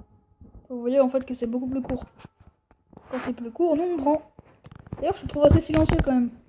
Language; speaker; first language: French; native; French